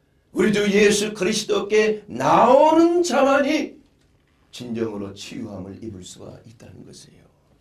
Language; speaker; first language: Korean; native; Korean